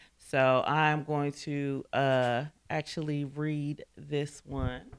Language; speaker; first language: English; native; English